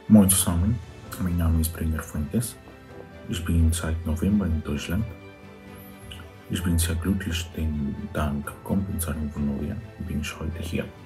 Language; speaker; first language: German; non-native, learner; Spanish